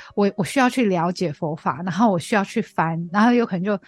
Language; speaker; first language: Chinese; non-native, fluent; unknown